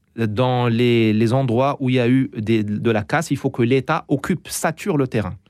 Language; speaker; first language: French; non-native, local second language; Arabic